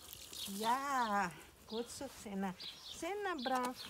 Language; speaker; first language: Dutch; non-native, learner; Indonesian